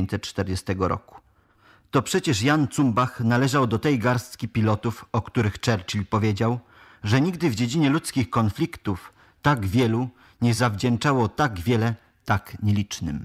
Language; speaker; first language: Polish; native; Polish